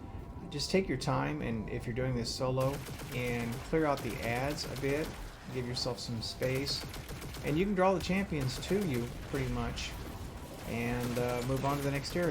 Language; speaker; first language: English; native; English